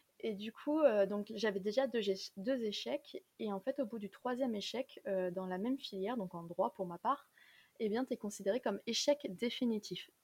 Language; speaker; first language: French; native; French